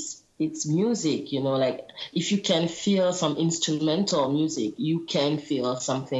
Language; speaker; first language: English; non-native, fluent; Guadeloupean Creole French